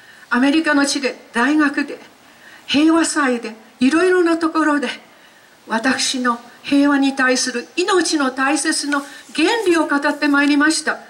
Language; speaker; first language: Japanese; native; Japanese